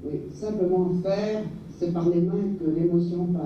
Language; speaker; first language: French; native; French